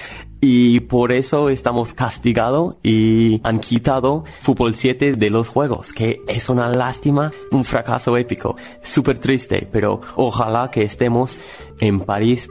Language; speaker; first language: Spanish; non-native, fluent; English